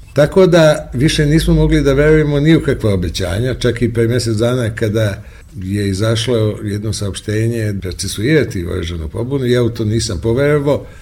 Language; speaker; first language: Serbian; native; Serbian